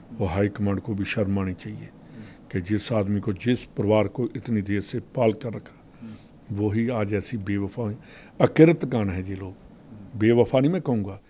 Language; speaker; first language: Hindi; non-native, local second language; Punjabi